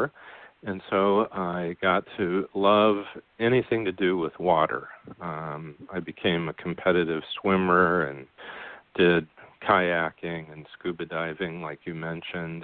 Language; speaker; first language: English; native; English